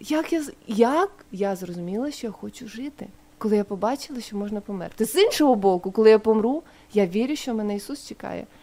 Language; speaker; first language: Ukrainian; non-native, local second language; Russian